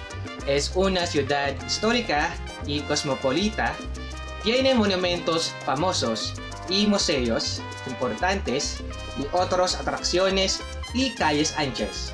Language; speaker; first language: Spanish; non-native, learner; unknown